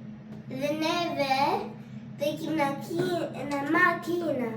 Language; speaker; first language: Albanian; early bilingual, heritage; Albanian